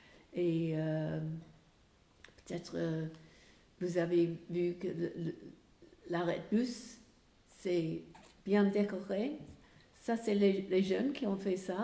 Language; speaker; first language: French; non-native, fluent; English